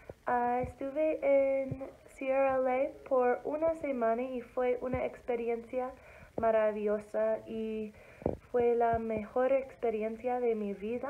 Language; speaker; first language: Spanish; non-native, learner; English